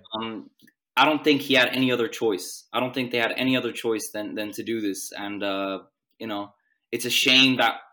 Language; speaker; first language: English; non-native, fluent; Swedish